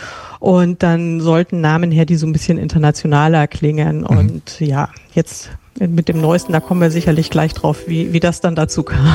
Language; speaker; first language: German; native; German